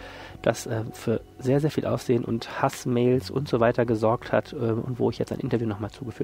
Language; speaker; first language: German; native; German